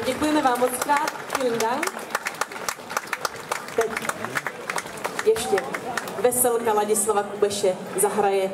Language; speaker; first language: Czech; native; Czech